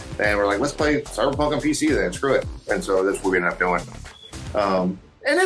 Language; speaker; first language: English; native; English